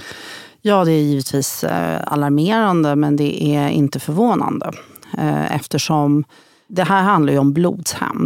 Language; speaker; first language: Swedish; native; Swedish